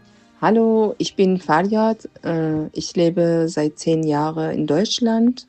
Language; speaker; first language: German; non-native, fluent; Persian